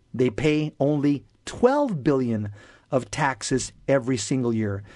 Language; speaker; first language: English; early bilingual, other home language; Spanish